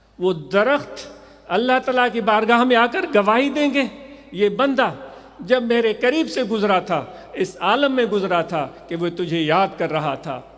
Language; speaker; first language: Urdu; non-native, local second language; Sindhi